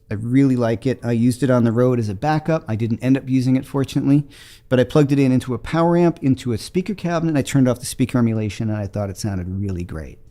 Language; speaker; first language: English; native; English